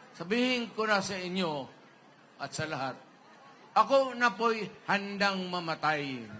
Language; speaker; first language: Filipino; non-native, local second language; Cebuano